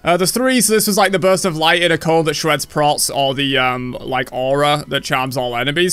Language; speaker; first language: English; native; English